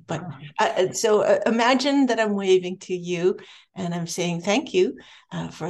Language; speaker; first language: English; native; English